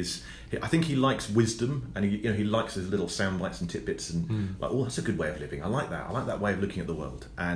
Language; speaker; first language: English; native; English